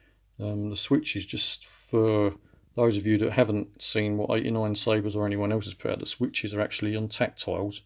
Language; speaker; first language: English; native; English